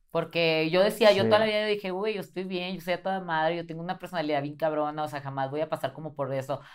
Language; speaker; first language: Spanish; native; Spanish